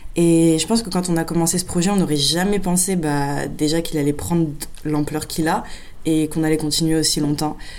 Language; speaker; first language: French; native; French